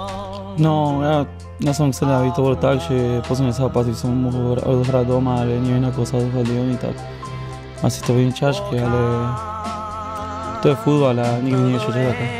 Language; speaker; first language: Slovak; non-native, fluent; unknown